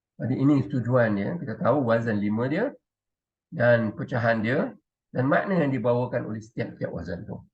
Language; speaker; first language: Malay; native; Malay